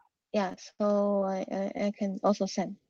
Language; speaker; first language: English; non-native, learner; Chinese